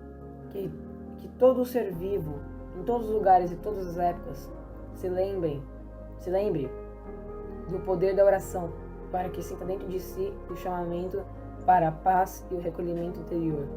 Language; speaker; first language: Portuguese; native; Portuguese